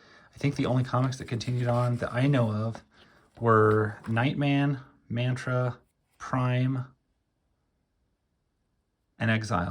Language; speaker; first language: English; native; English